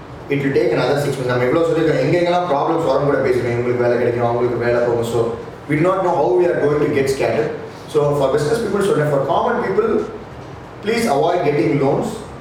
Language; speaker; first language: English; non-native, local second language; Tamil